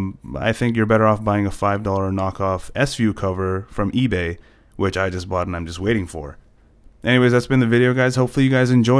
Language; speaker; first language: English; native; English